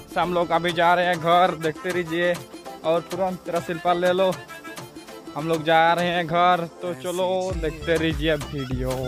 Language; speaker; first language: Hindi; non-native, local second language; Assamese